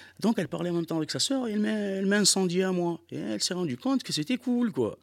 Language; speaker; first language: French; native; French